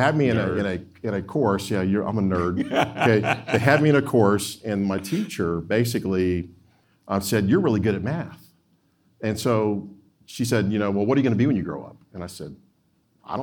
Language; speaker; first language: English; native; English